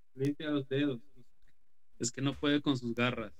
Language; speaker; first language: Spanish; native; Spanish